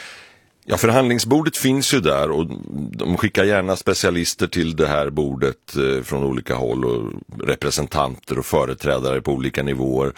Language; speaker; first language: Swedish; native; Swedish